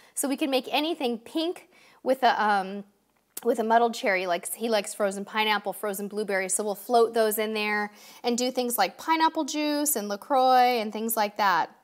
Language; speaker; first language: English; native; English